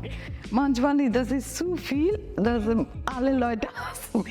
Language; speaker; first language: German; non-native, learner; Bangla